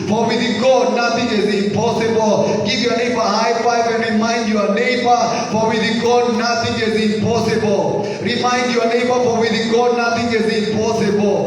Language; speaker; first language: English; non-native, local second language; Swahili